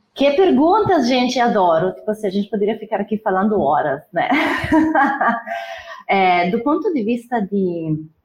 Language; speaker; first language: Portuguese; non-native, fluent; Italian